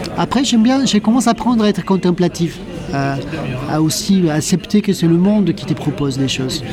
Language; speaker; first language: French; non-native, fluent; Spanish